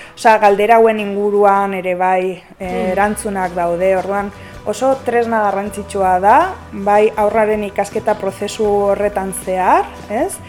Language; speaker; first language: Basque; non-native, local second language; Spanish